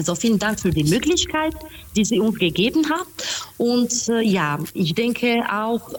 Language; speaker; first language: German; non-native, fluent; Albanian